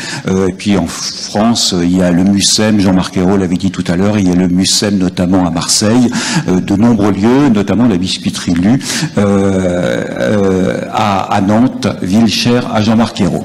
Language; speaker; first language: French; native; French